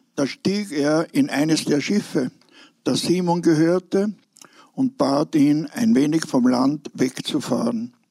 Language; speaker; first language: German; native; German